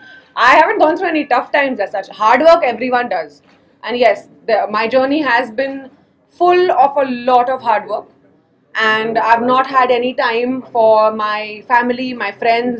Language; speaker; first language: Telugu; non-native, local second language; Hindi